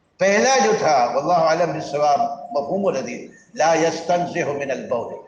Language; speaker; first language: Urdu; non-native, local second language; Punjabi